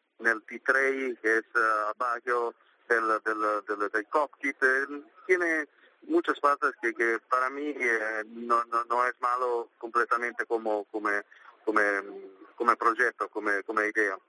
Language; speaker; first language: Spanish; non-native, learner; Italian